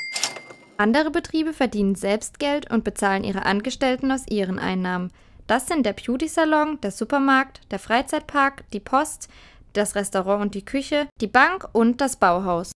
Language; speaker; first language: German; native; German